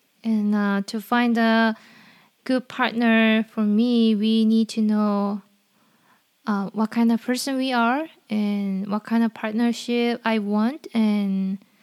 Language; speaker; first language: English; non-native, fluent; Korean